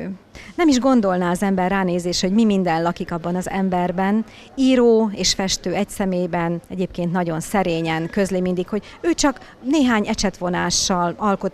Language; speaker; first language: Hungarian; native; Hungarian